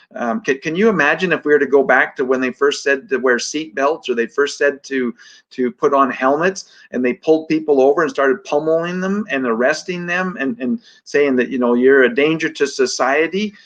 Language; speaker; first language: English; native; English